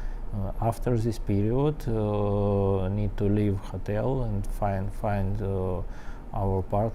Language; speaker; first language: English; non-native, learner; Ukrainian